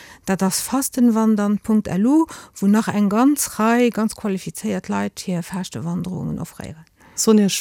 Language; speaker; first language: Luxembourgish; native; Luxembourgish